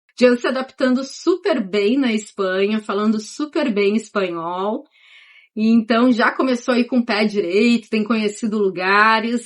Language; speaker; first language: Portuguese; native; Portuguese